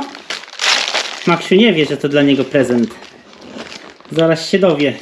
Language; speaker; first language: Polish; native; Polish